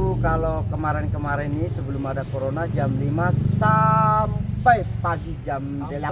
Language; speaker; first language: Indonesian; non-native, local second language; Javanese